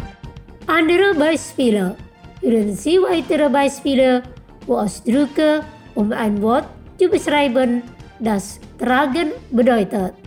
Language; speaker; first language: German; non-native, fluent; Indonesian